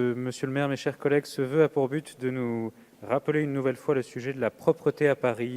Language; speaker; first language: French; native; French